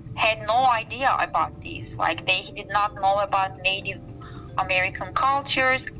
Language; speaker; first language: English; non-native, fluent; Turkish